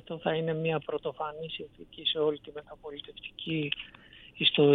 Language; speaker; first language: Greek; native; Greek